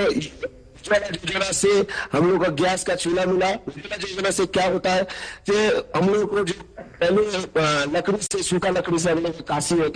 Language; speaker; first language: Hindi; non-native, local second language; Bangla